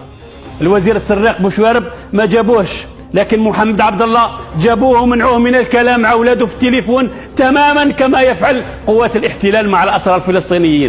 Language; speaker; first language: Arabic; native; Arabic